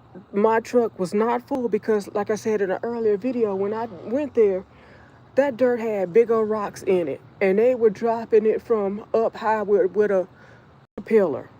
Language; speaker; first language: English; native; English